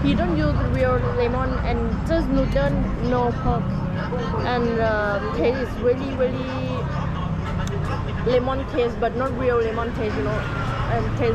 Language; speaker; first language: English; non-native, learner; Thai